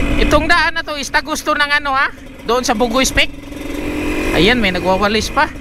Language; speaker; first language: Filipino; non-native, local second language; Cebuano